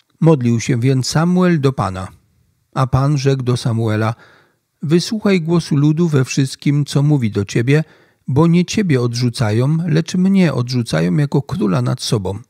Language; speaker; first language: Polish; native; Polish